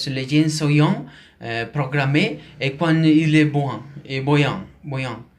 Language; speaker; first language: French; non-native, learner; Spanish